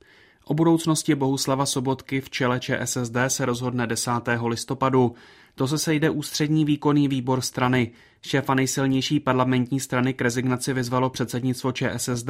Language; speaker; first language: Czech; native; Czech